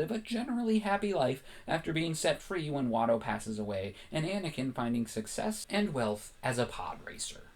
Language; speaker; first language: English; native; English